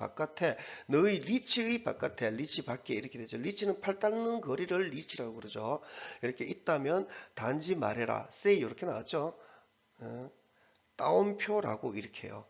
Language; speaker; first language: Korean; native; Korean